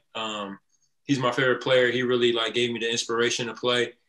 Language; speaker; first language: English; native; English